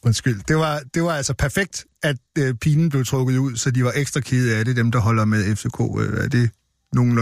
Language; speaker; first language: Danish; native; Danish